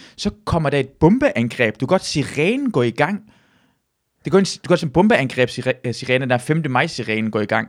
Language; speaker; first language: Danish; early bilingual, other home language; Persian